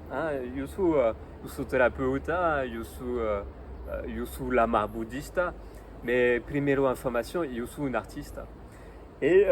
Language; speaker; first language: Portuguese; non-native, learner; French